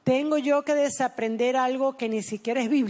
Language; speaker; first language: Spanish; native; Spanish